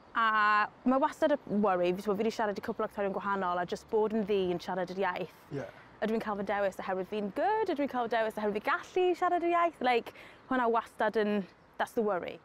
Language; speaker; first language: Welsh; non-native, local second language; English